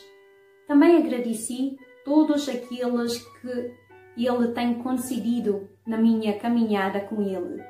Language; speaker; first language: Portuguese; non-native, fluent; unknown